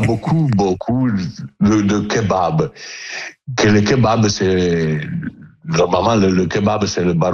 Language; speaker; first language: French; non-native, learner; Italian